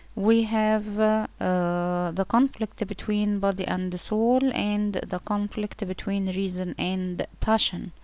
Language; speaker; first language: English; non-native, fluent; Arabic